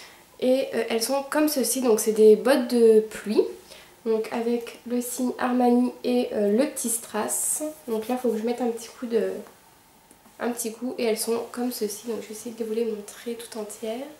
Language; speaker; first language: French; native; French